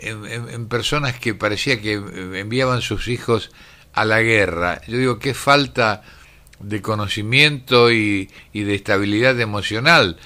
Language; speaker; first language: Spanish; native; Spanish